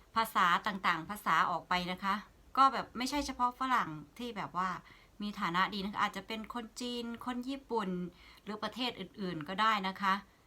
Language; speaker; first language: Thai; native; Thai